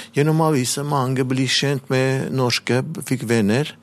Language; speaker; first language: Norwegian; non-native, learner; Armenian